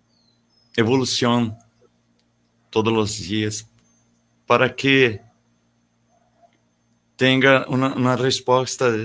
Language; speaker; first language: Spanish; non-native, learner; Portuguese